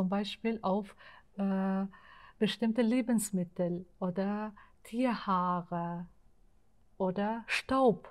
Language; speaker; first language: German; non-native, fluent; Uzbek